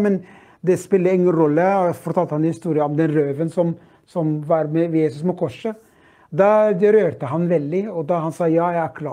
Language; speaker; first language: Norwegian; non-native, fluent; Arabic